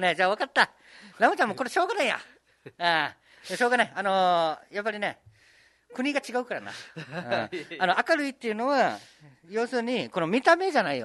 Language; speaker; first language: Japanese; native; Japanese